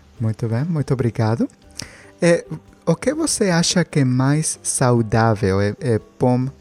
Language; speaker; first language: Portuguese; non-native, learner; Spanish